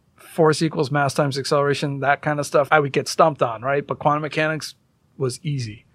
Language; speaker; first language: English; early bilingual, other home language; Hindi